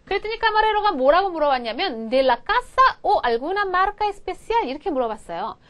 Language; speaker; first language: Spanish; non-native, fluent; Korean